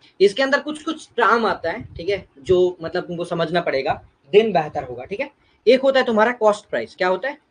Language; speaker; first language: Hindi; non-native, local second language; Bangla